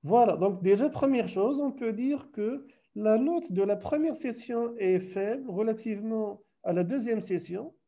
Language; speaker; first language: French; non-native, local second language; Arabic